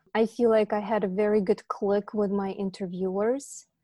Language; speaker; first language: English; non-native, fluent; Ukrainian